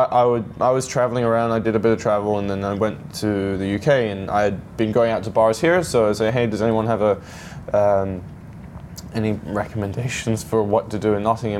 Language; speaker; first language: English; native; English